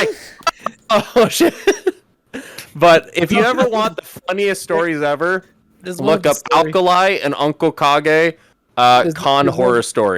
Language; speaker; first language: English; native; English